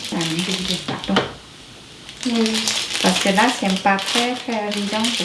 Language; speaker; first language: French; non-native, learner; Vietnamese